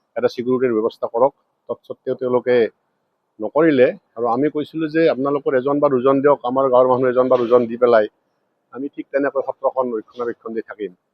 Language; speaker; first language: Assamese; native; Assamese